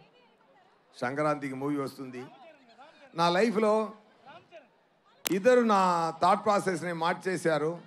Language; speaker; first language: Telugu; non-native, fluent; Tamil